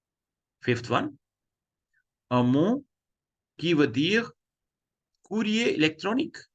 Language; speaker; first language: French; non-native, fluent; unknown